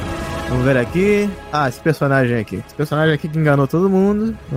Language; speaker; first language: Portuguese; native; Portuguese